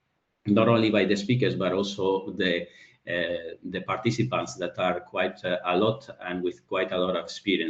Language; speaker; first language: English; non-native, fluent; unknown